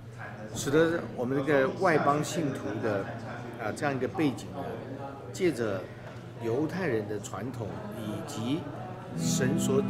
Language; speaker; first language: Chinese; native; Chinese